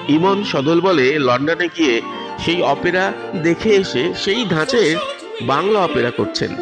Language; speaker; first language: Bangla; native; Bangla